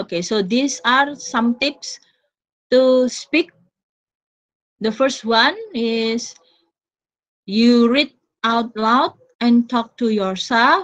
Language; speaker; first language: English; non-native, fluent; Indonesian